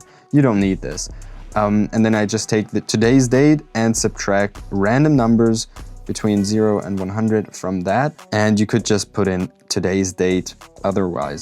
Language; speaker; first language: English; non-native, fluent; German